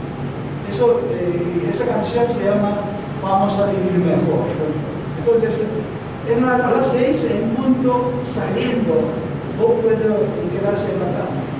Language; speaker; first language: Spanish; non-native, learner; Korean